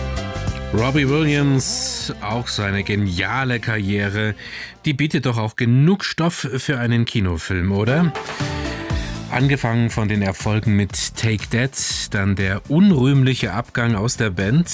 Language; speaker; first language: German; native; German